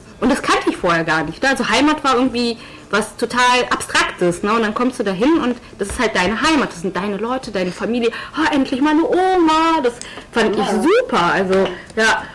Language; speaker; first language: German; early bilingual, other home language; Tigrinya